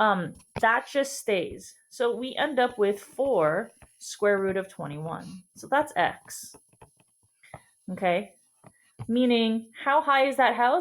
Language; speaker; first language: English; native; English